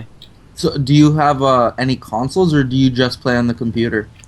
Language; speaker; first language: English; native; English